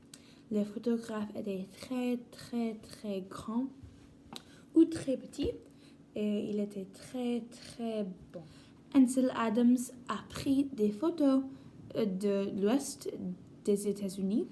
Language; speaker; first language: French; non-native, learner; English